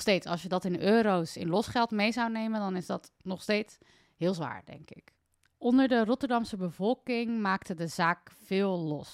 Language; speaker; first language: Dutch; native; Dutch